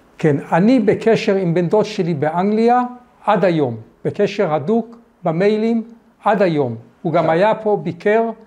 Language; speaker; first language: Hebrew; early bilingual, other home language; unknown